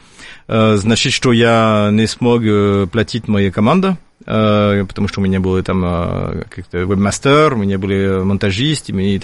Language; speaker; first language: Russian; non-native, fluent; French